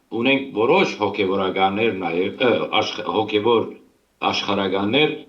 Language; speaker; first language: Armenian; early bilingual, heritage; Armenian